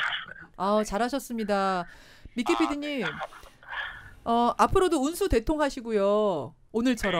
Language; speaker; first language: Korean; native; Korean